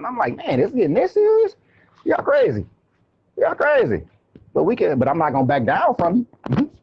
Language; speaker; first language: English; native; English